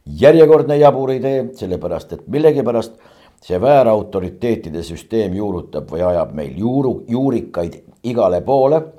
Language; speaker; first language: Estonian; native; Estonian